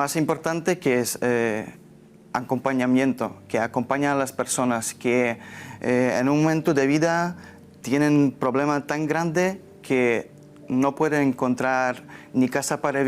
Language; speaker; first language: Spanish; non-native, learner; Ukrainian